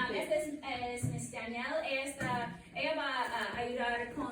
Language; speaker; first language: Spanish; non-native, learner; English